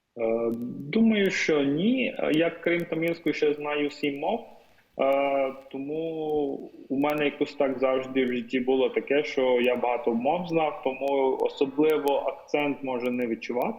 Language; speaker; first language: Ukrainian; non-native, fluent; Tamil